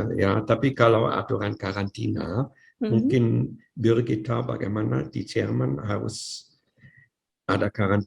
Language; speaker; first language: Indonesian; non-native, fluent; German